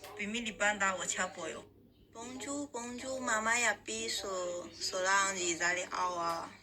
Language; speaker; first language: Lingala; non-native, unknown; Chinese